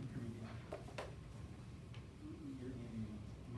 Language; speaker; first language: English; native; English